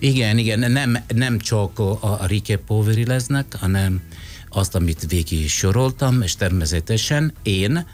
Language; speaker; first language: Hungarian; non-native, fluent; Italian